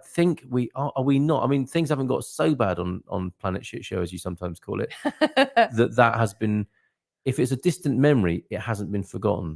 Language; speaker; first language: English; native; English